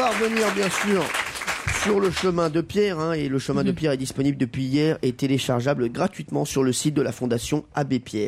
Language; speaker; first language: French; native; French